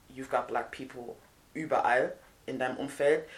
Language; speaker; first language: German; non-native, fluent; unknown